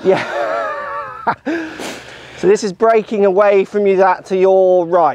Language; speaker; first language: English; native; English